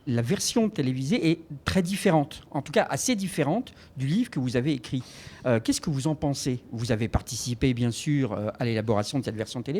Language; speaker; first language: French; native; French